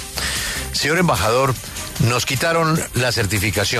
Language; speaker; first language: Spanish; native; Spanish